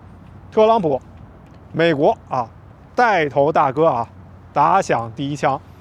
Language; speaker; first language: Chinese; native; Chinese